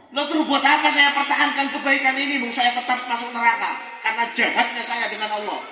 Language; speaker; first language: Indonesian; non-native, local second language; Javanese